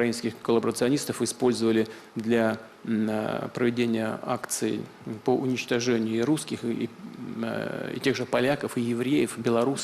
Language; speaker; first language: Russian; native; Russian